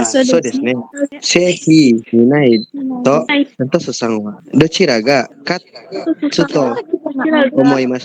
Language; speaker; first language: Japanese; non-native, learner; Indonesian